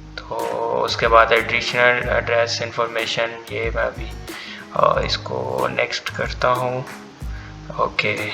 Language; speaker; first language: Urdu; non-native, local second language; Punjabi